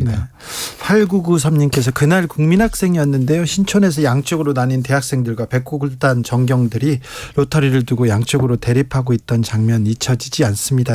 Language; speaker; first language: Korean; native; Korean